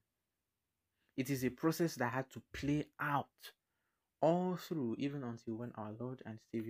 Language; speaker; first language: English; non-native, local second language; Yoruba